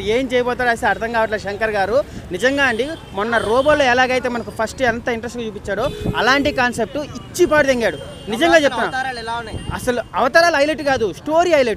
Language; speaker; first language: Telugu; native; Telugu